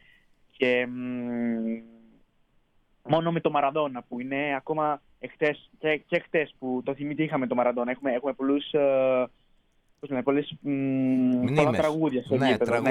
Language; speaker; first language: Greek; early bilingual, heritage; Greek